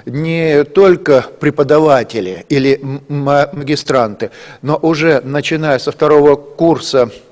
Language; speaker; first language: Russian; native; Russian